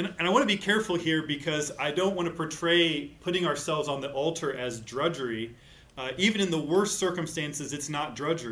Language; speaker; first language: English; native; English